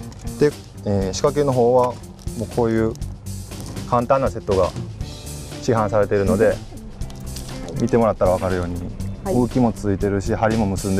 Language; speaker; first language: Japanese; native; Japanese